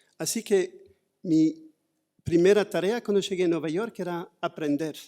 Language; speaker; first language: Spanish; non-native, fluent; French